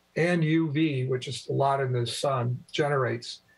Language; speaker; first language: English; native; English